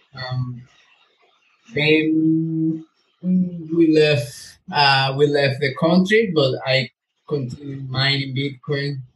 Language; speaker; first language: English; non-native, learner; Spanish